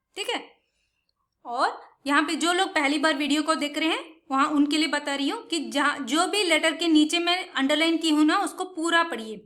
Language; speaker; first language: Hindi; non-native, local second language; Tamil